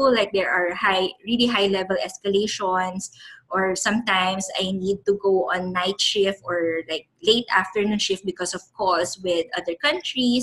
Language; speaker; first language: English; non-native, local second language; Filipino